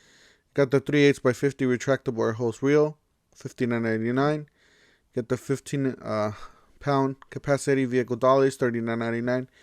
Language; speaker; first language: English; native; English